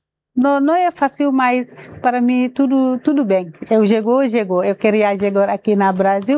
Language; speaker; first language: Portuguese; non-native, learner; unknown